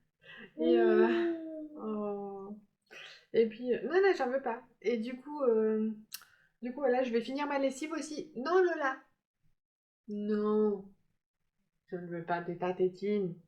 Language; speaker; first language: French; native; French